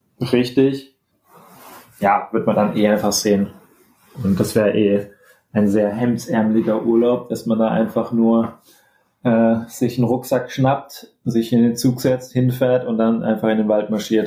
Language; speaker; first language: German; native; German